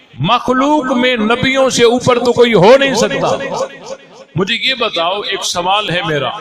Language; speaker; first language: Urdu; non-native, local second language; Sindhi